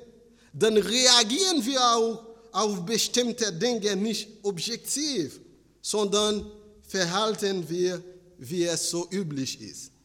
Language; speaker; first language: German; non-native, fluent; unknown